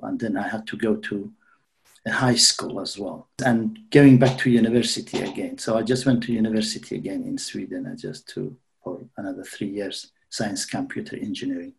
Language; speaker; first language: English; non-native, fluent; Central Kurdish